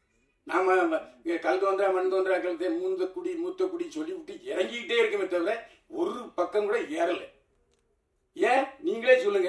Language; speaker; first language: Tamil; native; Tamil